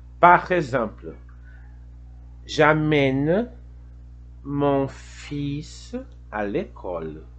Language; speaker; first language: French; non-native, fluent; Portuguese